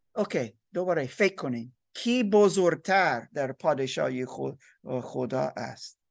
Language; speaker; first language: Persian; non-native, learner; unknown